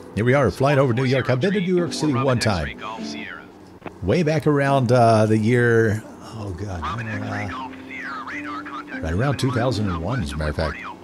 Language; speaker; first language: English; native; English